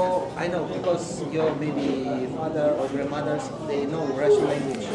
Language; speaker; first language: English; non-native, learner; Russian